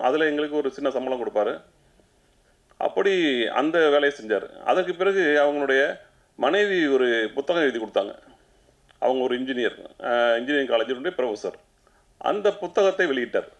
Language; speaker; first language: Tamil; native; Tamil